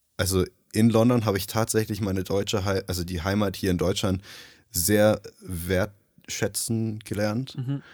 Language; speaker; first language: German; early bilingual, other home language; Nepali